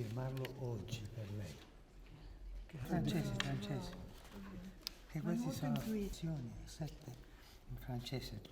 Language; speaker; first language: Italian; early bilingual, heritage; Spanish